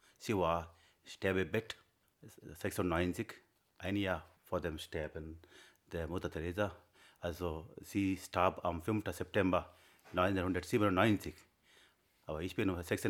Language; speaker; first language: German; non-native, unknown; Kannada